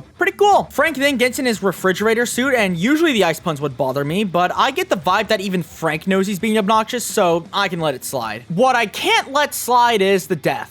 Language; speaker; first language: English; native; English